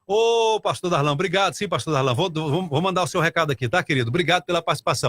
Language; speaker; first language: Portuguese; native; Portuguese